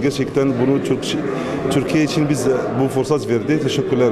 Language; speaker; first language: Turkish; non-native, fluent; Arabic